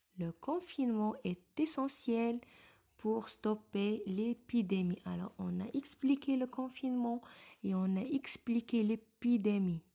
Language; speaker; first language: French; non-native, local second language; Arabic